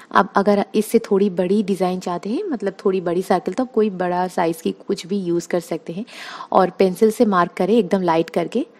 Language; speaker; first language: Hindi; non-native, local second language; Bangla